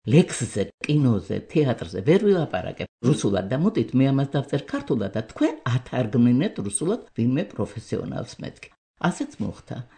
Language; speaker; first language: Georgian; native; Georgian